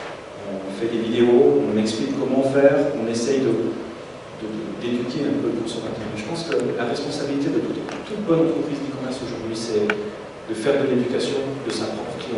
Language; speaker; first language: French; native; French